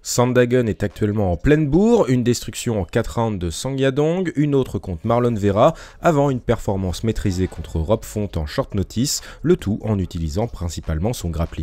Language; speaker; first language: French; native; French